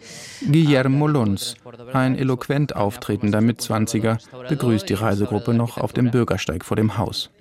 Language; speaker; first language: German; native; German